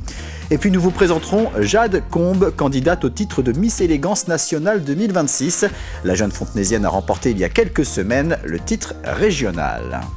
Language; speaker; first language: French; native; French